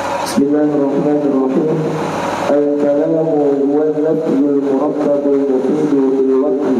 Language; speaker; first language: Arabic; non-native, learner; Indonesian